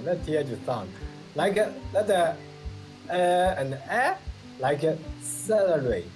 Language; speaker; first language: English; non-native, learner; Vietnamese